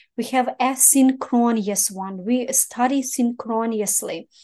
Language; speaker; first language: English; non-native, fluent; Ukrainian